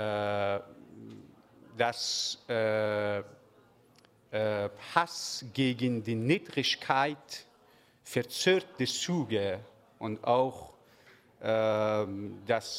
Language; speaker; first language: German; non-native, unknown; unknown